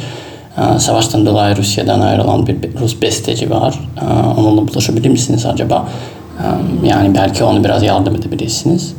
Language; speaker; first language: Turkish; non-native, fluent; Russian